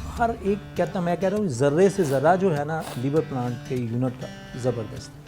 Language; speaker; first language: Urdu; non-native, local second language; Punjabi